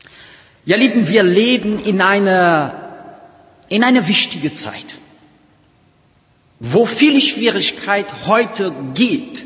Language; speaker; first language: German; non-native, learner; Portuguese